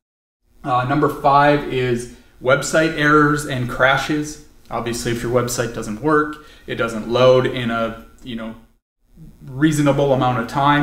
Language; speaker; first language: English; native; English